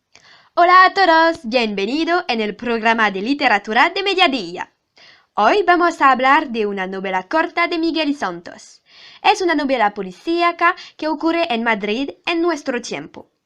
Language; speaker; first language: Spanish; non-native, learner; French